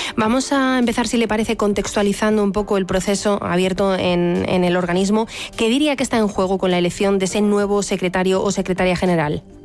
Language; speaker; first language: Spanish; native; Spanish